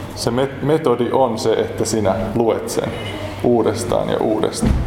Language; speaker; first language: Finnish; native; Finnish